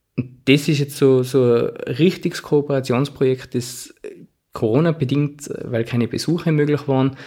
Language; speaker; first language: German; native; German